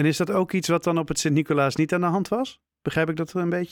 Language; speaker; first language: Dutch; native; Dutch